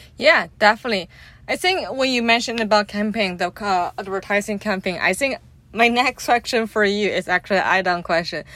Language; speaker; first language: English; non-native, fluent; Chinese